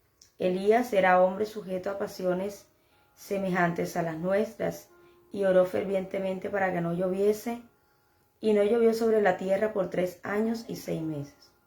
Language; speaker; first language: Spanish; native; Spanish